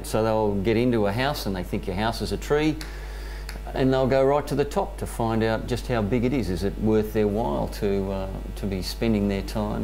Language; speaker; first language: English; native; English